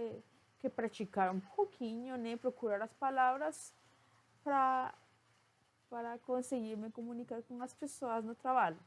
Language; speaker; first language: Portuguese; non-native, fluent; Spanish